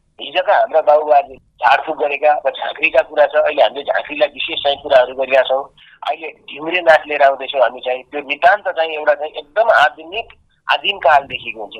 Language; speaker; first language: Nepali; non-native, local second language; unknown